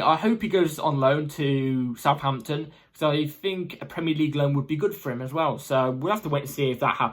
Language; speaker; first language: English; native; English